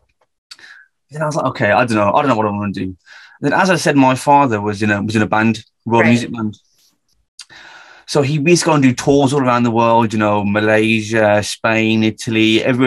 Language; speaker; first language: English; native; English